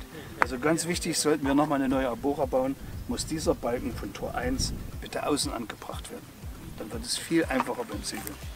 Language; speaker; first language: German; native; German